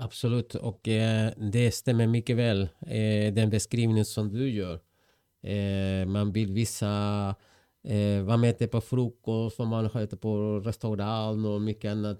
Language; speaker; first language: Swedish; non-native, fluent; Spanish